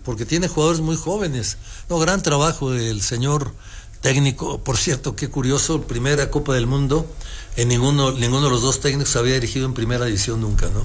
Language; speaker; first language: Spanish; native; Spanish